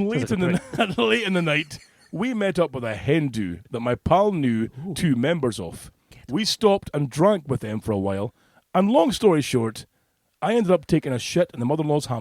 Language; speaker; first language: English; native; English